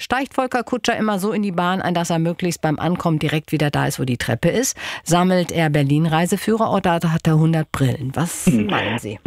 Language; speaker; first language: German; native; German